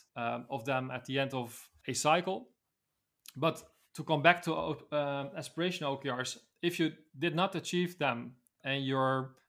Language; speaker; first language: English; non-native, fluent; Dutch